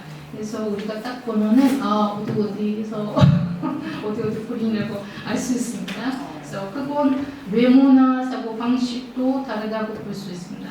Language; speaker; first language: Korean; early bilingual, heritage; Russian